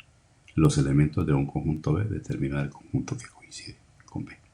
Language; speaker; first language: Spanish; native; Spanish